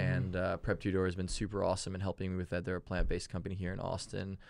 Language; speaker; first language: English; early bilingual, other home language; German